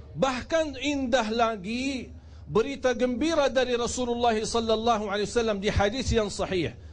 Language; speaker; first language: Indonesian; non-native, fluent; Arabic